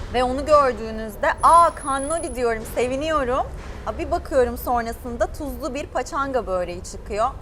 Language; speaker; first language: Turkish; native; Turkish